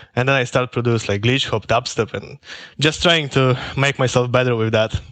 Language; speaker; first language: English; non-native, learner; Polish